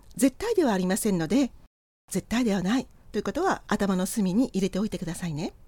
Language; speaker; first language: Japanese; native; Japanese